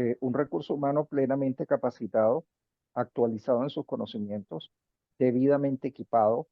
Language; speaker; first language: Spanish; native; Spanish